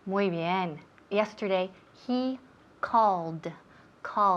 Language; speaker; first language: English; non-native, fluent; Spanish